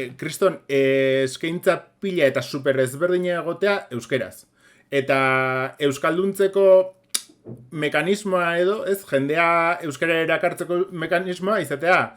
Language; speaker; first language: Basque; non-native, local second language; Spanish